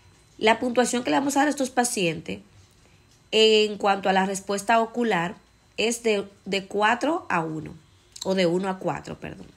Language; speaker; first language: Spanish; native; Spanish